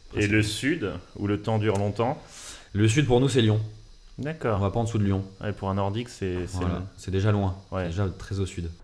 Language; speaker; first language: French; native; French